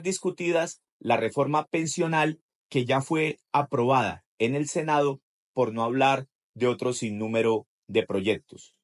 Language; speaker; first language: Spanish; native; Spanish